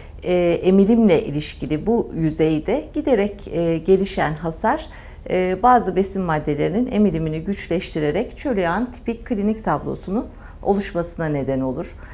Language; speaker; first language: Turkish; native; Turkish